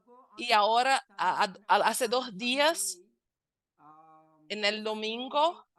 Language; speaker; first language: Spanish; non-native, fluent; Portuguese